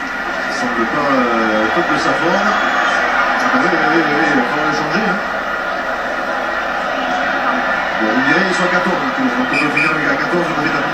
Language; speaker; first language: French; native; French